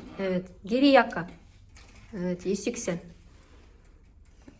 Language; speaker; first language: Turkish; non-native, learner; Russian